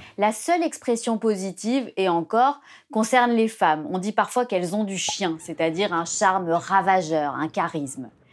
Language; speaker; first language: French; native; French